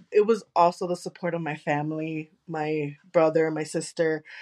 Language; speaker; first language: English; early bilingual, other home language; Spanish